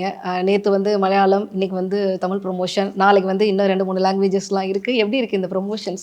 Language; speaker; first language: Tamil; native; Tamil